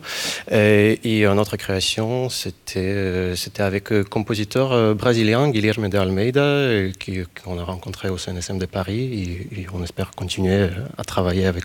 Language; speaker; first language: French; non-native, fluent; Ukrainian